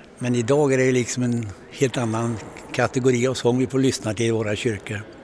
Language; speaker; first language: Swedish; native; Swedish